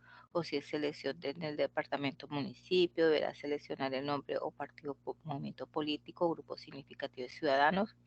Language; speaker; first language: Spanish; native; Spanish